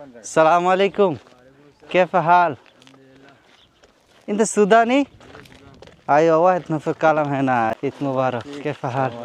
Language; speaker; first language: Arabic; non-native, learner; Bangla